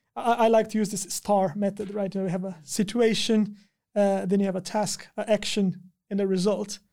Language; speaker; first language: English; non-native, fluent; Portuguese